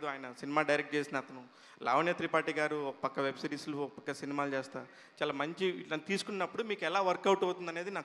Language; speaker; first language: Telugu; native; Telugu